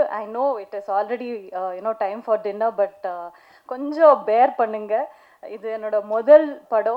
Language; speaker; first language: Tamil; non-native, learner; Kannada